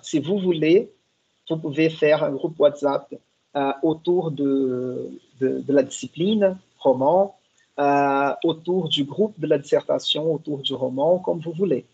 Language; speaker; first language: French; non-native, fluent; Portuguese